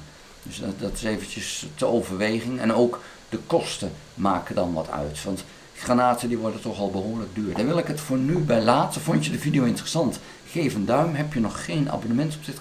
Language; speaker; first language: Dutch; native; Dutch